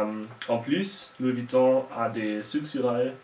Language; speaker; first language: French; non-native, learner; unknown